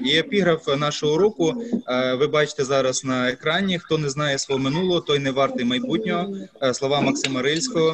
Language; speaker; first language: Ukrainian; native; Ukrainian